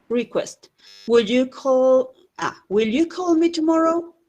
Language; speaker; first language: English; non-native, fluent; Spanish